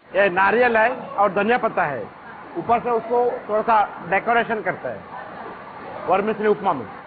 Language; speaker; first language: Hindi; non-native, local second language; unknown